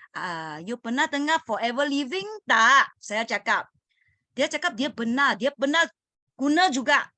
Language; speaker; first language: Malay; non-native, learner; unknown